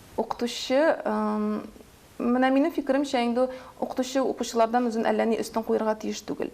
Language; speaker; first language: Tatar; native; Tatar